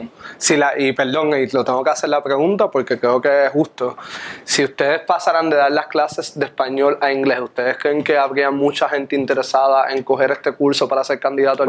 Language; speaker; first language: Spanish; native; Spanish